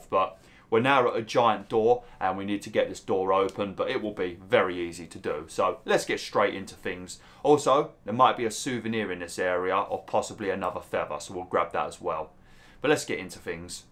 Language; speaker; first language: English; native; English